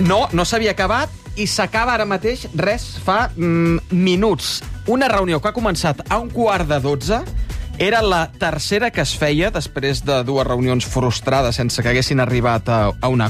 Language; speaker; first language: Catalan; native; Catalan